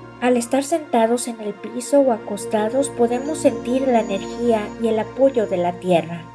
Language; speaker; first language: Spanish; native; Spanish